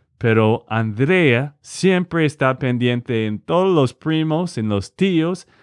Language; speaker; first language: Spanish; non-native, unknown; English